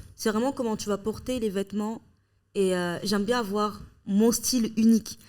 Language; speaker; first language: French; native; French